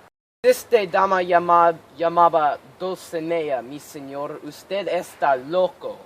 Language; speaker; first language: Spanish; non-native, learner; English